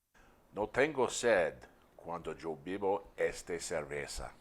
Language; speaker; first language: Spanish; non-native, learner; English